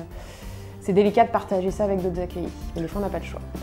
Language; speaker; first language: French; native; French